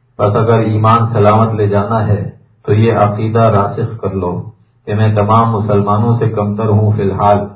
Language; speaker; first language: Urdu; native; Urdu